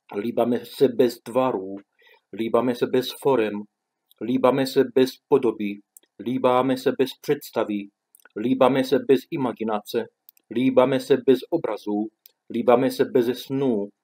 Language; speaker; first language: Czech; non-native, fluent; Romanian